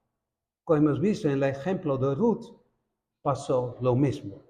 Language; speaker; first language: Spanish; non-native, fluent; Dutch